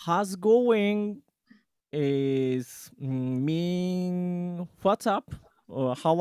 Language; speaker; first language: English; non-native, learner; Japanese